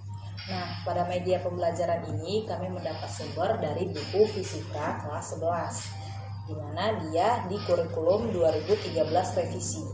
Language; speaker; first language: Indonesian; native; Indonesian